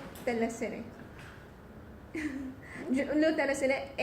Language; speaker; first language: French; non-native, learner; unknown